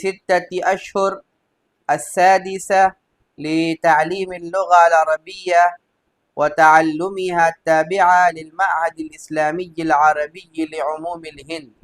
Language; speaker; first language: Arabic; non-native, fluent; Urdu